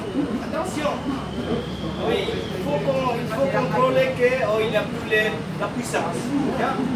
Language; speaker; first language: French; non-native, learner; Indonesian